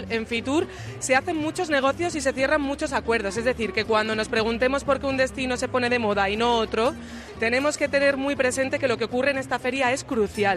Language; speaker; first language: Spanish; native; Spanish